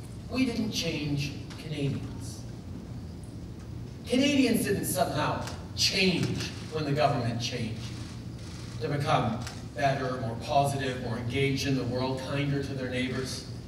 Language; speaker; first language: English; early bilingual, other home language; French